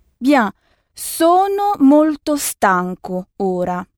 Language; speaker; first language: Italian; non-native, fluent; French